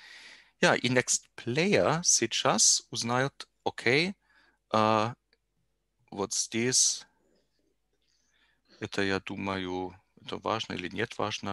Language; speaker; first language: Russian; non-native, learner; German